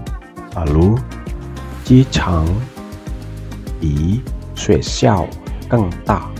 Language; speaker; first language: Chinese; non-native, fluent; Indonesian